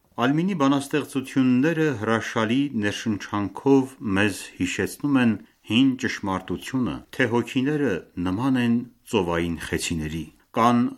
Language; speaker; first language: Armenian; early bilingual, heritage; Armenian